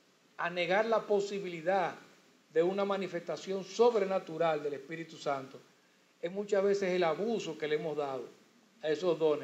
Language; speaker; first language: Spanish; native; Spanish